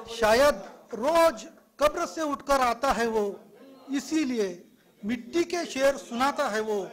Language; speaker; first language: Hindi; non-native, local second language; Marathi